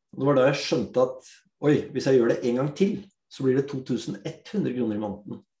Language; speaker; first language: Norwegian; early bilingual, other home language; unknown